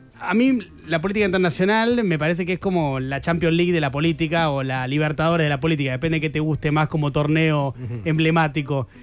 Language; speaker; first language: Spanish; native; Spanish